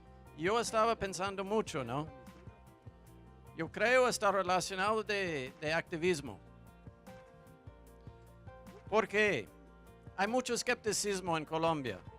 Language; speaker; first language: Spanish; non-native, fluent; English